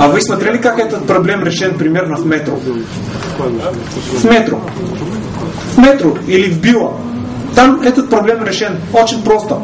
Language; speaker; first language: Russian; non-native, fluent; Bulgarian